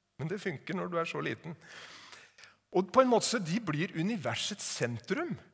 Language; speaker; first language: Norwegian; native; Norwegian